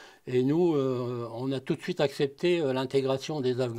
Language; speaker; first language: French; native; French